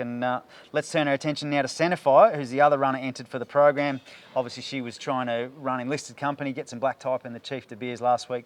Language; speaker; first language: English; native; English